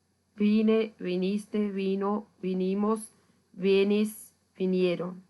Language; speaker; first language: Spanish; non-native, fluent; Portuguese